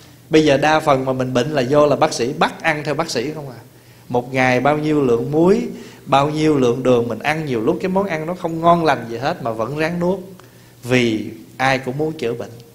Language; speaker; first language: Vietnamese; early bilingual, heritage; Vietnamese